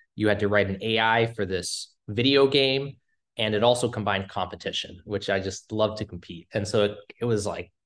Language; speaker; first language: English; native; English